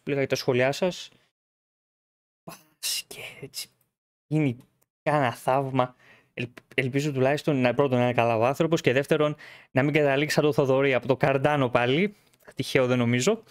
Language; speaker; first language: Greek; native; Greek